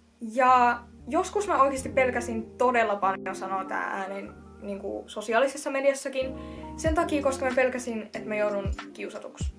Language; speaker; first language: Finnish; early bilingual, other home language; Russian